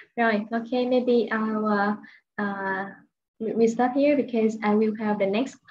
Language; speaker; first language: English; non-native, fluent; Vietnamese